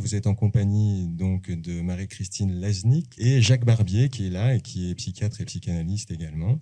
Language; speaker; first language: French; native; French